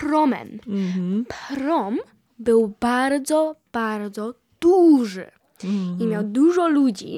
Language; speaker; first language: Polish; early bilingual, heritage; Polish